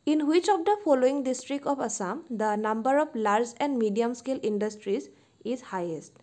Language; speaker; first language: English; non-native, local second language; Assamese